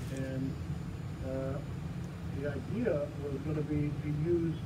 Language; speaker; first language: English; native; English